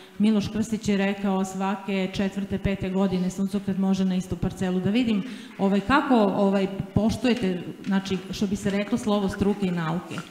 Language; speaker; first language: Serbian; native; Serbian